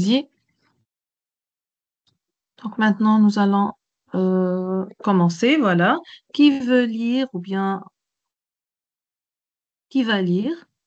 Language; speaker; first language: French; non-native, local second language; Arabic